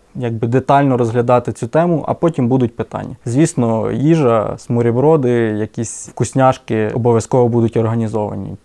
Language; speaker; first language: Ukrainian; native; Ukrainian